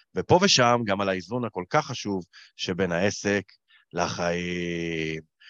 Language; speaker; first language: Hebrew; native; Hebrew